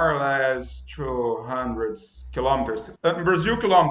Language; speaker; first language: English; non-native, learner; Portuguese